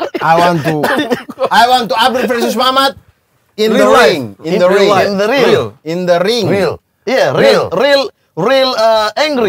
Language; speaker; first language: English; non-native, learner; Indonesian